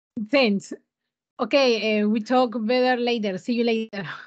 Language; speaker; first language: English; non-native, learner; Spanish